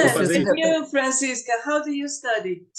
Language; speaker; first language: English; non-native, fluent; Portuguese